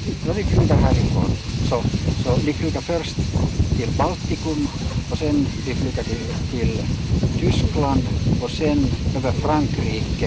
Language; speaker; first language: Swedish; non-native, local second language; Finnish